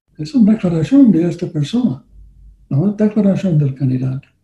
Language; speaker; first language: Spanish; non-native, learner; English